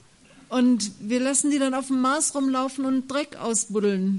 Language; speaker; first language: German; native; German